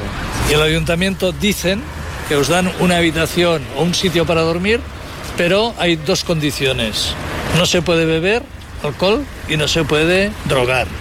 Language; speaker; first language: Spanish; native; Spanish